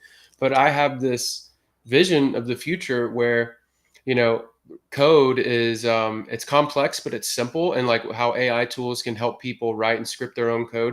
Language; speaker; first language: English; native; English